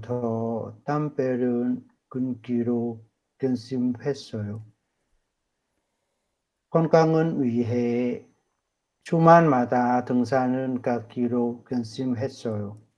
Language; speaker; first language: Korean; non-native, learner; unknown